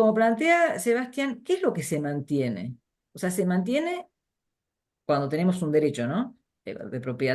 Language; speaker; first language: Spanish; native; Spanish